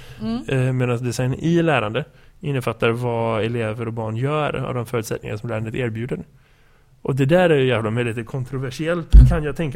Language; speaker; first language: Swedish; native; Swedish